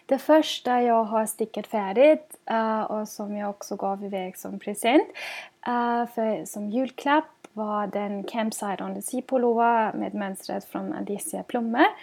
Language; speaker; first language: Swedish; non-native, fluent; German